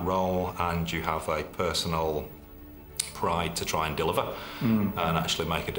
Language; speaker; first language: English; native; English